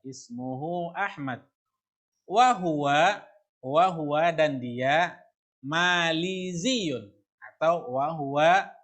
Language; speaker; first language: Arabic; non-native, fluent; Indonesian